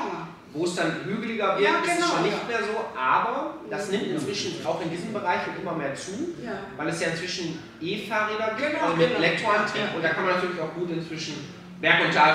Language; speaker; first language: German; native; German